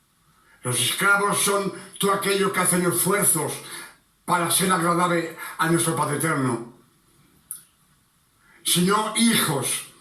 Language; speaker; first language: Spanish; non-native, fluent; French